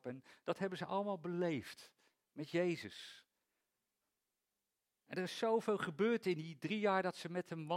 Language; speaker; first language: Dutch; native; Dutch